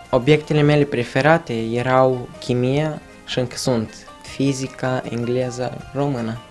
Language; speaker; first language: Romanian; early bilingual, other home language; Arabic